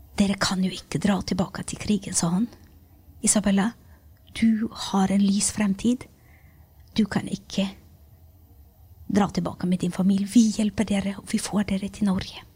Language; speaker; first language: Norwegian; early bilingual, other home language; Albanian